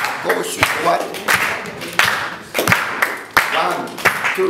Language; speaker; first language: French; non-native, learner; Japanese